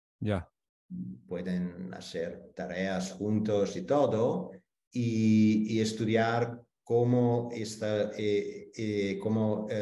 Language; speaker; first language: Spanish; non-native, fluent; Italian